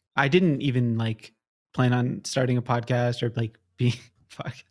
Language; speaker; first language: English; native; English